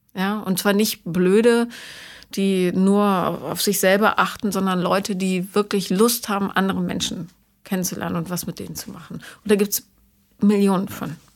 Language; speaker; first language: German; native; German